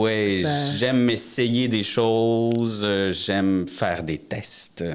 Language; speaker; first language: French; native; French